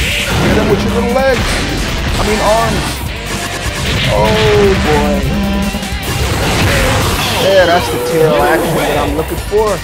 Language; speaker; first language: English; native; English